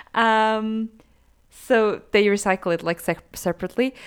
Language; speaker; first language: English; non-native, fluent; German